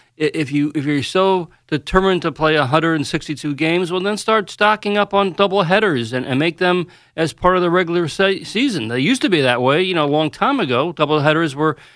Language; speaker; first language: English; native; English